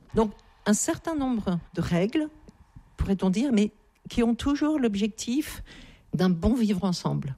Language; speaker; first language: French; native; French